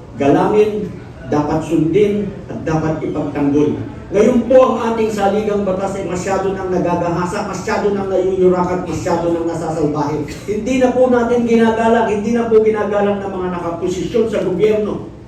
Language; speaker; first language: Filipino; native; Filipino